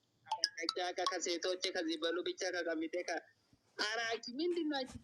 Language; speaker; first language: Amharic; non-native, local second language; Oromo